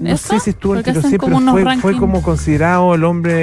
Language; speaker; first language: Spanish; native; Spanish